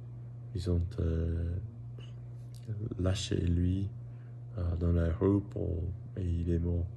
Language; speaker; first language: French; non-native, learner; English